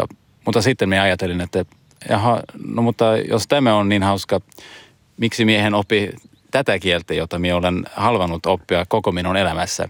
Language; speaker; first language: Finnish; early bilingual, heritage; Swedish